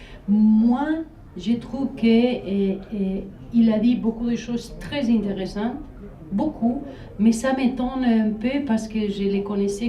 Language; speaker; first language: French; non-native, fluent; Spanish